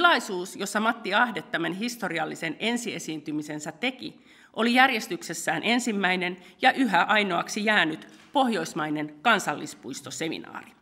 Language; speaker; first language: Finnish; native; Finnish